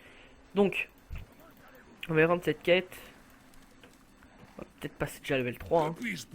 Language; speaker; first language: French; native; French